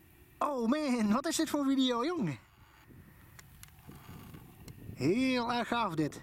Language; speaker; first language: Dutch; native; Dutch